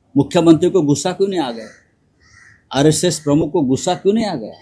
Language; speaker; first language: Hindi; non-native, local second language; Marathi